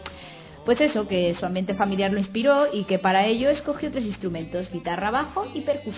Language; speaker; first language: Spanish; native; Spanish